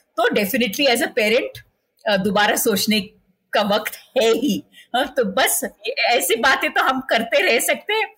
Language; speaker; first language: Hindi; non-native, local second language; Marathi